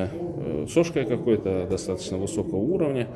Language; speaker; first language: Russian; native; Russian